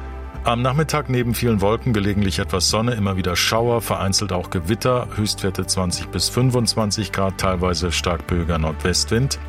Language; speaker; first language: German; native; German